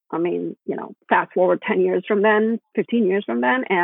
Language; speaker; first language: English; non-native, local second language; Gujarati